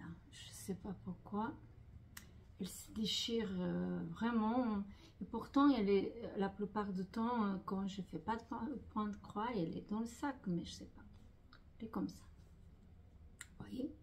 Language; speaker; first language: French; non-native, fluent; Portuguese